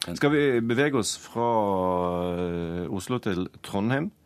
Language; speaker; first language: Norwegian; native; Norwegian